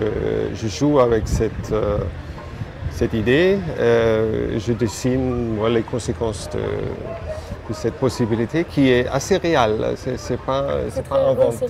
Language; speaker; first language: French; non-native, fluent; German